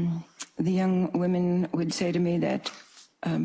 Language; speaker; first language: English; native; English